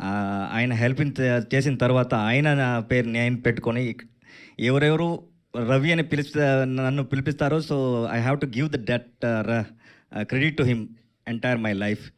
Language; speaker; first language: Telugu; non-native, learner; Kannada